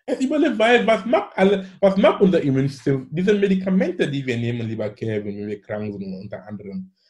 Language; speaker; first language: German; non-native, fluent; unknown